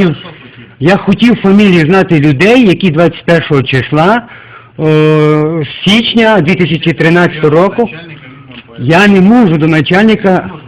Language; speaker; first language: Ukrainian; native; Ukrainian